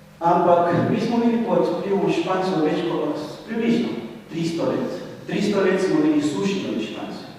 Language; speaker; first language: Slovenian; non-native, fluent; Spanish